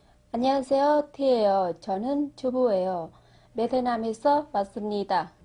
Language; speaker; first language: Korean; non-native, learner; Vietnamese